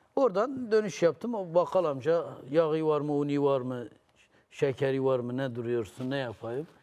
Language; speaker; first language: Turkish; native; Turkish